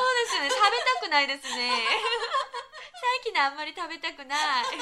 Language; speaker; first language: Japanese; non-native, fluent; Korean